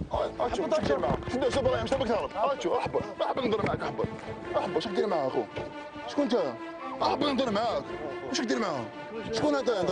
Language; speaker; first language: Arabic; native; Arabic